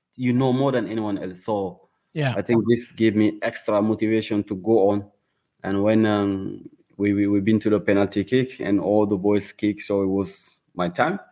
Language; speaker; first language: English; non-native, learner; Wolof